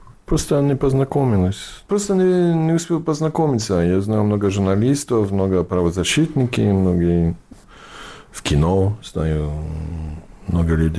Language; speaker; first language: Russian; non-native, fluent; English